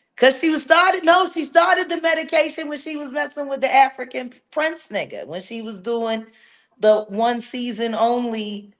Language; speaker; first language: English; native; English